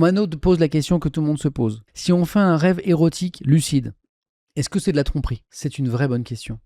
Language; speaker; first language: French; native; French